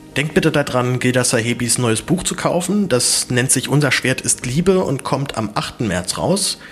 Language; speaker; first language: German; native; German